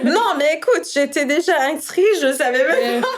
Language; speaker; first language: French; non-native, fluent; Persian